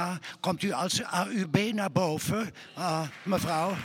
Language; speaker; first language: Dutch; non-native, fluent; German